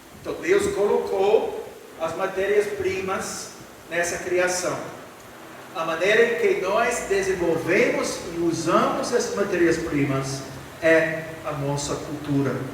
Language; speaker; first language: Portuguese; non-native, fluent; English